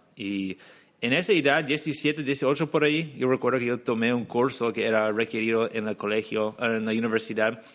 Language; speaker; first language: Spanish; non-native, fluent; English